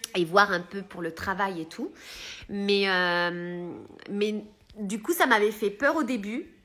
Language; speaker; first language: French; early bilingual, heritage; Italian